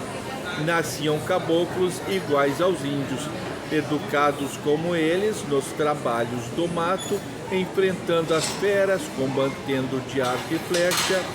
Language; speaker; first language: Portuguese; native; Portuguese